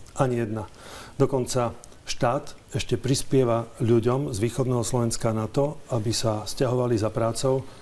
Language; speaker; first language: Slovak; native; Slovak